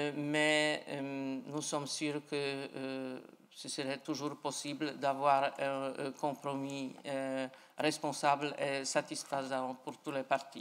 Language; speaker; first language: French; non-native, fluent; Polish